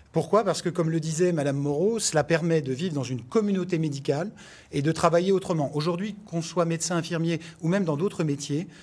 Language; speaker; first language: French; native; French